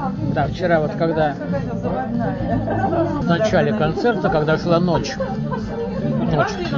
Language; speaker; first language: Russian; native; Russian